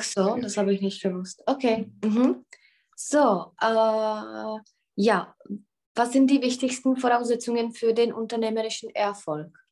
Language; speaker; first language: German; non-native, learner; Czech